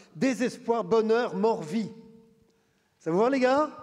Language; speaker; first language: French; native; French